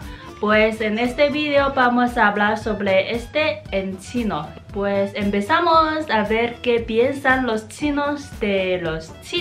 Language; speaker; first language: Spanish; non-native, fluent; Chinese